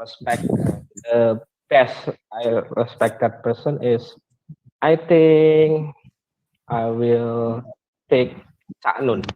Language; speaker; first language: English; non-native, learner; Indonesian